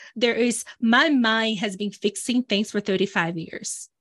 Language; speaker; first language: English; early bilingual, other home language; Portuguese